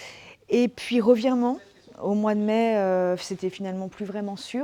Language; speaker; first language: French; native; French